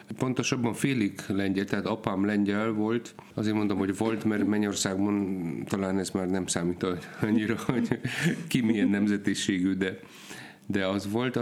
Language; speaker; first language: Hungarian; non-native, fluent; Polish